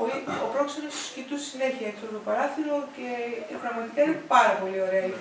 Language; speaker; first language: Greek; native; Greek